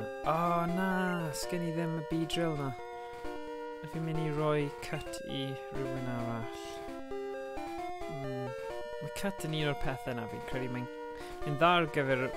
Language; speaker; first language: Welsh; native; Welsh